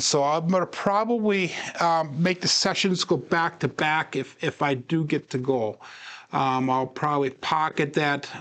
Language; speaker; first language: English; native; English